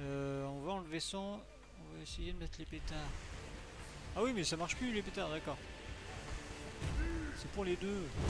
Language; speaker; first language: French; native; French